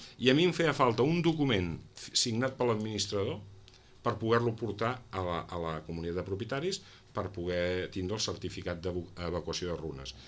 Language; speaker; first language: Catalan; non-native, local second language; Spanish